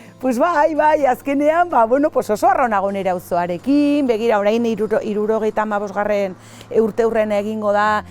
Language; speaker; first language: Basque; non-native, local second language; Spanish